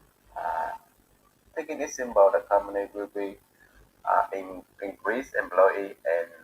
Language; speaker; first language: English; non-native, learner; Bangla